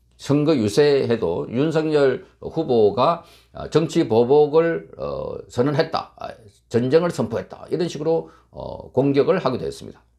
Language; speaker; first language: Korean; native; Korean